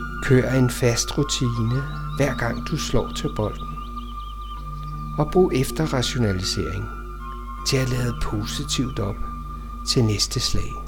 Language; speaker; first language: Danish; native; Danish